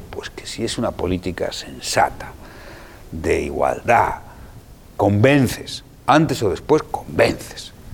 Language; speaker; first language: Spanish; native; Spanish